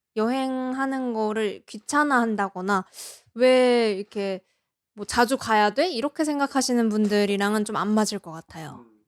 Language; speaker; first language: Korean; native; Korean